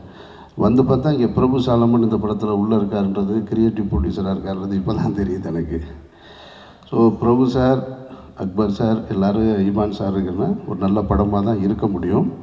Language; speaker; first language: Tamil; native; Tamil